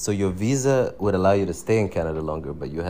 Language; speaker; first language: English; non-native, local second language; Swahili